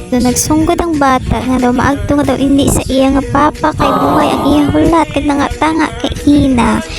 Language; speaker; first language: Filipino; non-native, local second language; Hiligaynon